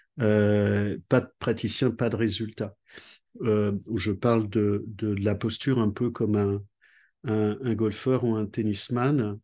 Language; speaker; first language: French; native; French